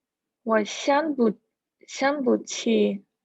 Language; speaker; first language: Chinese; non-native, learner; English